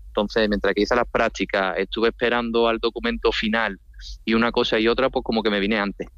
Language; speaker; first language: Spanish; native; Spanish